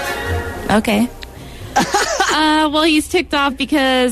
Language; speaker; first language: English; native; English